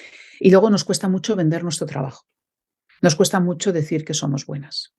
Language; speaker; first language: Spanish; native; Spanish